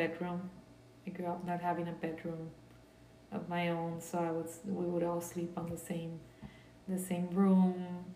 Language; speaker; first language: English; early bilingual, other home language; Spanish